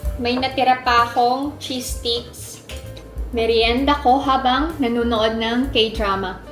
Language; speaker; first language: Filipino; native; Filipino